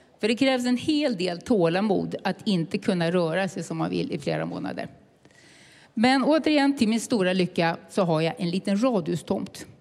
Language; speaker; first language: Swedish; native; Swedish